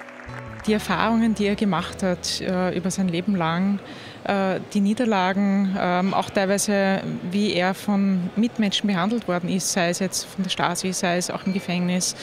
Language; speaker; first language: German; native; German